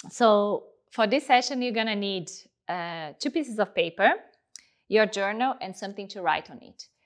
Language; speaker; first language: English; non-native, fluent; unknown